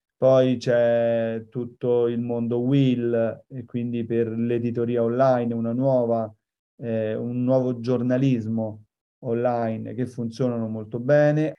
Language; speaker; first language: Italian; native; Italian